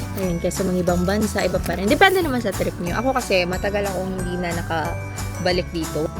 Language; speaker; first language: Filipino; non-native, local second language; Cebuano